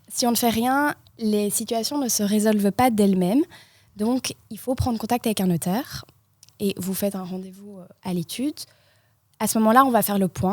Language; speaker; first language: French; native; French